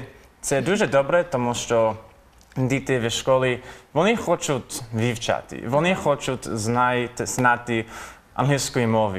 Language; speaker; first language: Ukrainian; non-native, learner; English